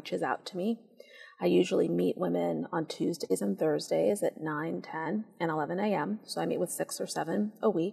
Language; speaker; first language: English; native; English